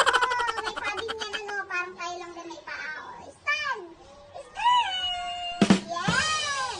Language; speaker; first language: Filipino; non-native, local second language; Iloko